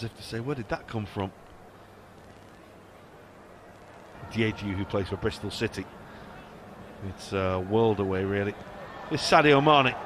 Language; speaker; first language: English; native; English